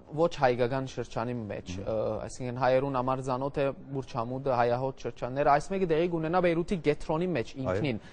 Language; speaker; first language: Armenian; early bilingual, heritage; Armenian